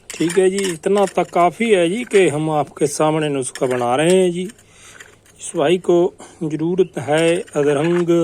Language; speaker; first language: Urdu; non-native, local second language; Punjabi